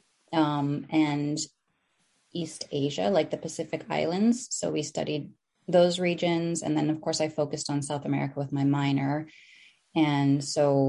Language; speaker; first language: English; early bilingual, other home language; Filipino